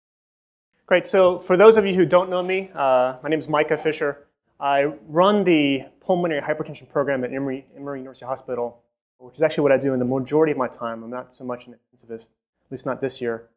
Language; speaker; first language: English; native; English